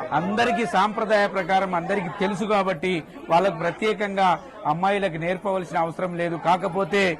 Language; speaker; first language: Telugu; non-native, local second language; Lambadi